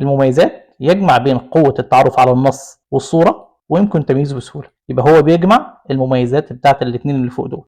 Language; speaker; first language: Arabic; native; Arabic